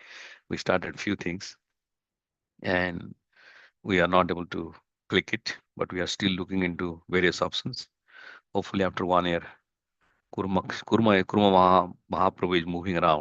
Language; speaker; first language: English; non-native, fluent; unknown